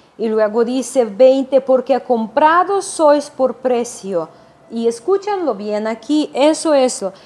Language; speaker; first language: Spanish; non-native, fluent; Ukrainian